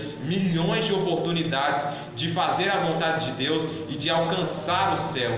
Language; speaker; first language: Portuguese; native; Portuguese